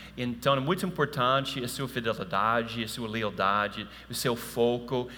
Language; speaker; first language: Portuguese; non-native, fluent; English